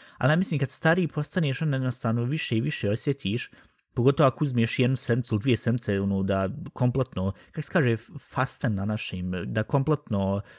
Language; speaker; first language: Bosnian; native; Bosnian